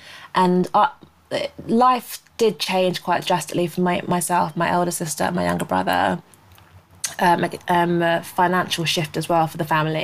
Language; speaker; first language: English; native; English